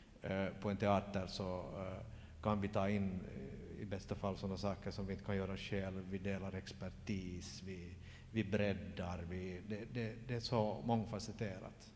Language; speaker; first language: Swedish; native; Swedish